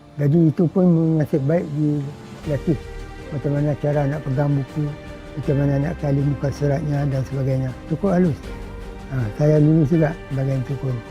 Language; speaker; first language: Malay; native; Malay